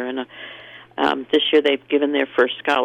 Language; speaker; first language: English; native; English